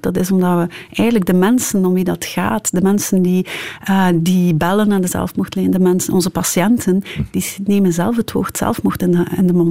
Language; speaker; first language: Dutch; native; Dutch